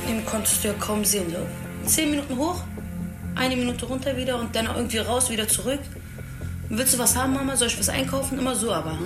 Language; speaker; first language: German; non-native, learner; Turkish